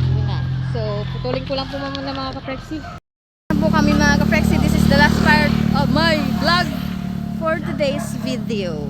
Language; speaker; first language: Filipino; non-native, local second language; Surigaonon